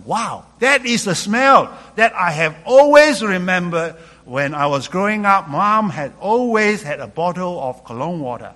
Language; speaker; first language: English; non-native, local second language; Cantonese